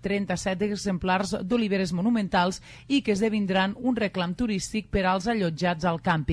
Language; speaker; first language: Catalan; native; Catalan